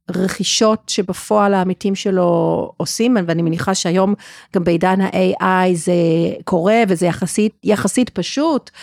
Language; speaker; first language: Hebrew; non-native, fluent; English